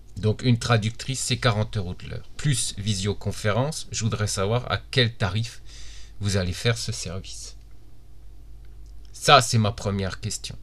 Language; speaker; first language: French; native; French